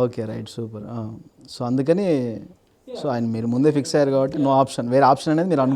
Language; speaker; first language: Telugu; native; Telugu